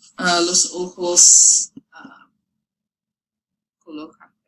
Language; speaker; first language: Spanish; non-native, learner; English